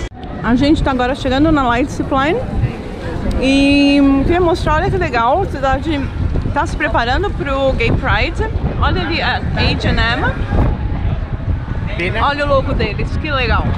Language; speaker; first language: Portuguese; native; Portuguese